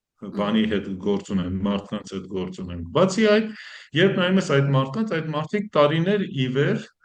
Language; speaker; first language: Armenian; early bilingual, heritage; Armenian